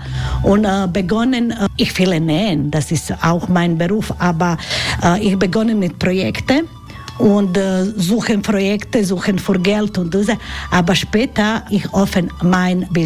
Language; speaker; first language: German; non-native, learner; Croatian